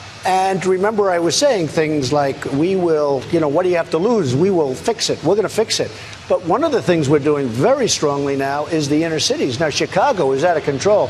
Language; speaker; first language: English; native; English